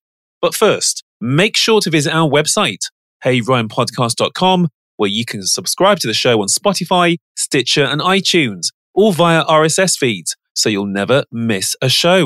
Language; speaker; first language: English; native; English